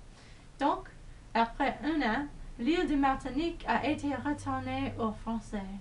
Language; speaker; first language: French; non-native, learner; English